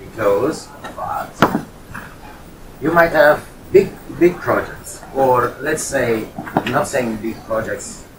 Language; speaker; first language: English; non-native, fluent; Italian